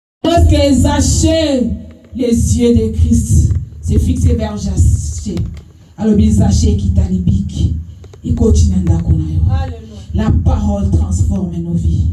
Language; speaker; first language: French; non-native, local second language; Lingala